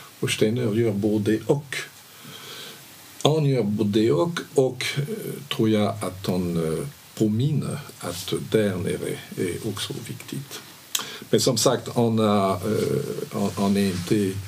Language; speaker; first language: Swedish; non-native, fluent; French